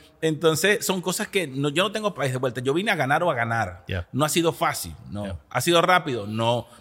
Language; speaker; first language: Spanish; native; Spanish